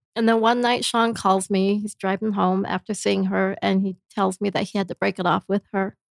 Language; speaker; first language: English; native; English